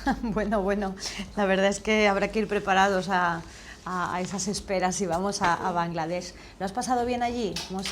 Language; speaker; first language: Spanish; native; Spanish